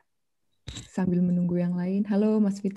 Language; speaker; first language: Indonesian; native; Indonesian